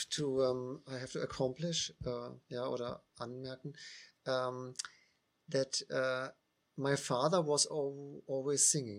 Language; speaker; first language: English; non-native, fluent; German